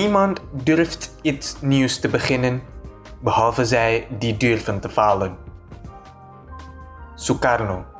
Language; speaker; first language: Dutch; non-native, fluent; Indonesian